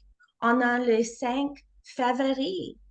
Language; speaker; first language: French; non-native, fluent; English